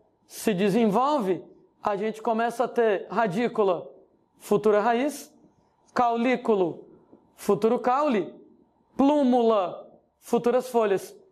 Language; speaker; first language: Portuguese; native; Portuguese